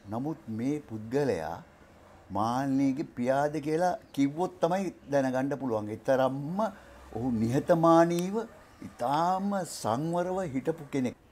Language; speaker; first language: Sinhala; native; Sinhala